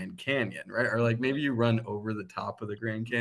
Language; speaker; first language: English; native; English